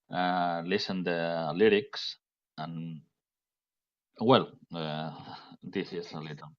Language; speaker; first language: English; non-native, learner; Catalan